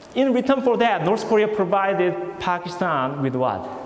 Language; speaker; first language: English; non-native, fluent; Korean